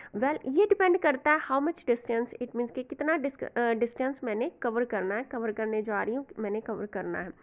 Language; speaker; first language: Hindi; non-native, local second language; Punjabi